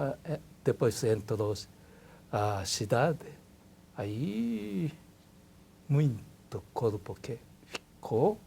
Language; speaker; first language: Portuguese; non-native, learner; Japanese